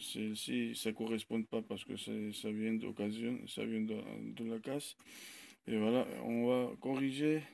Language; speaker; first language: French; non-native, learner; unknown